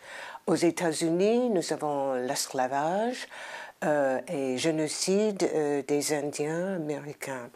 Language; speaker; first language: French; non-native, fluent; English